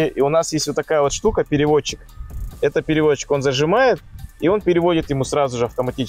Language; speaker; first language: Russian; native; Russian